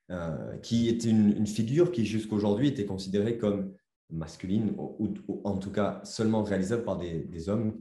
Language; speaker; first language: French; native; French